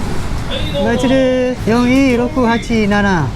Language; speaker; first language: Japanese; non-native, learner; Indonesian